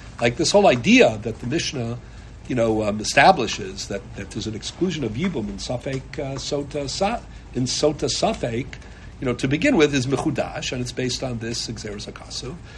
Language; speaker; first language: English; native; English